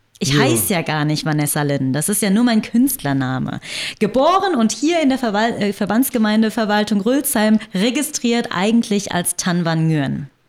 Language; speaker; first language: German; early bilingual, other home language; Vietnamese